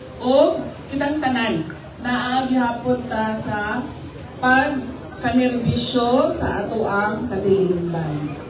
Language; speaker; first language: Cebuano; native; Cebuano